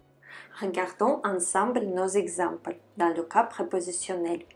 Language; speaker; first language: French; non-native, fluent; Russian